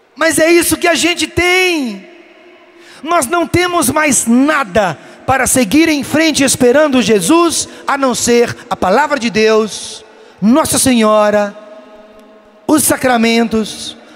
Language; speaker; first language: Portuguese; native; Portuguese